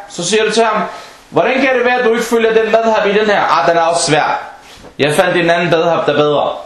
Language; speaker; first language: Danish; early bilingual, other home language; Arabic